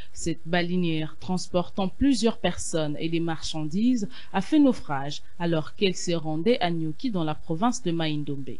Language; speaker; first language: French; non-native, local second language; Lingala